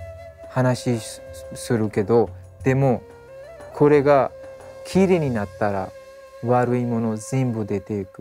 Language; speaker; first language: Japanese; non-native, learner; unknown